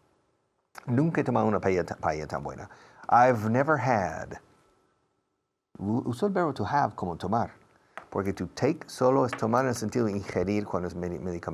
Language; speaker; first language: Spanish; non-native, fluent; English